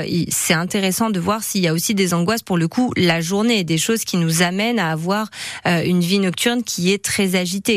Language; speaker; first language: French; native; French